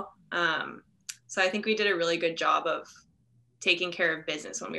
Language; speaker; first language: English; native; English